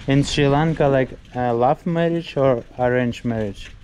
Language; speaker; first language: English; non-native, learner; Russian